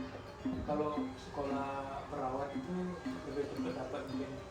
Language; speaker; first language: Indonesian; non-native, local second language; Balinese